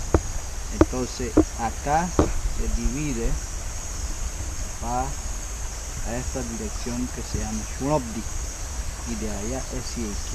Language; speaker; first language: Spanish; non-native, local second language; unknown